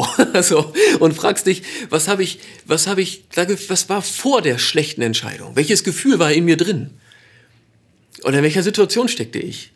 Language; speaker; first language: German; native; German